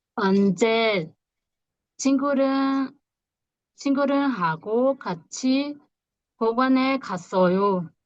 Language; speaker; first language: Korean; non-native, learner; Burmese